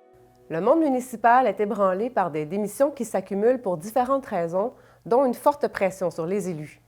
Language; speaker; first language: French; native; French